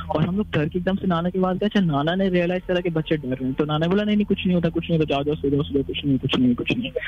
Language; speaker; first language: Urdu; native; Urdu